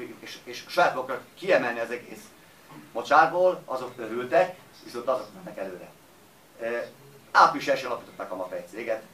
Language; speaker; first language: Hungarian; native; Hungarian